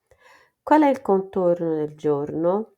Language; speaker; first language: Italian; non-native, fluent; Portuguese